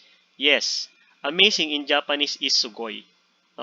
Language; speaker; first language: English; non-native, fluent; Filipino